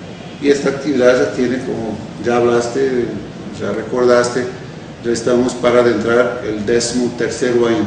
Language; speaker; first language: Spanish; non-native, fluent; Portuguese